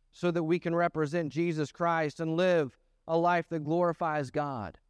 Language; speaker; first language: English; native; English